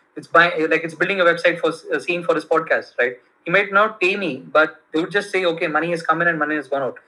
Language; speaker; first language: English; non-native, local second language; Kannada